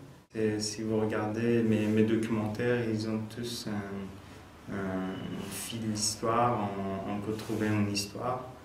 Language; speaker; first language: French; non-native, fluent; Persian